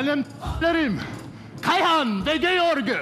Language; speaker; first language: Turkish; non-native, learner; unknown